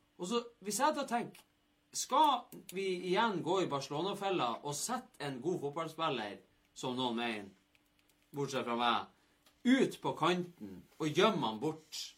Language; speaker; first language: Norwegian; native; Norwegian